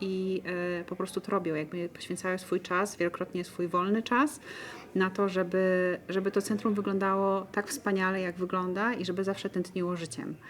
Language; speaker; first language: Polish; native; Polish